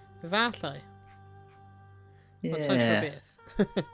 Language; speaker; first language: Welsh; native; Welsh